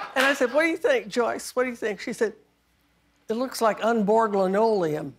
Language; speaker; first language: English; native; English